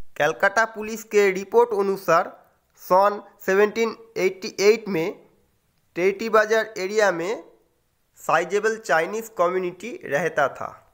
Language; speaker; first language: Hindi; non-native, local second language; Bangla